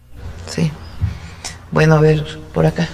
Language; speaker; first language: Spanish; native; Spanish